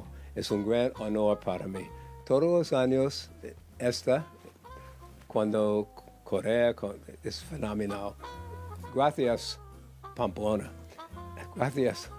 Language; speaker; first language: Spanish; non-native, learner; English